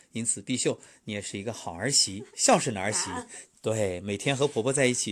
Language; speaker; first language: Chinese; native; Chinese